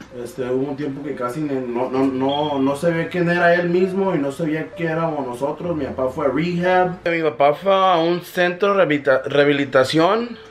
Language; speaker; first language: Spanish; early bilingual, heritage; Spanish